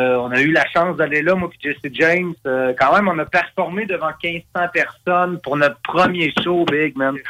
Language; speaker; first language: French; native; French